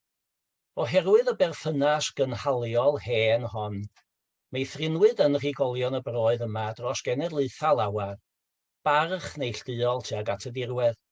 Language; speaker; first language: Welsh; native; Welsh